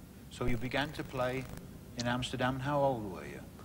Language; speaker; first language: English; native; English